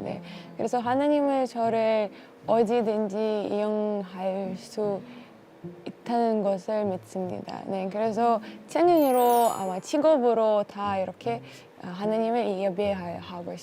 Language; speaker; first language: Korean; non-native, fluent; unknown